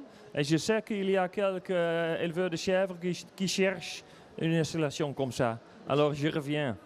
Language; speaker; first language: French; non-native, learner; Dutch